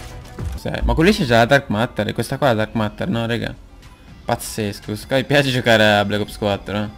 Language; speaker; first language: Italian; native; Italian